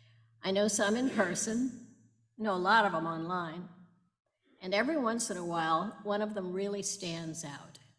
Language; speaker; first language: English; native; English